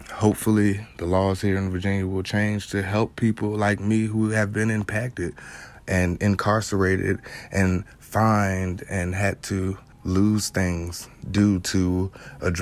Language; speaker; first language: English; native; English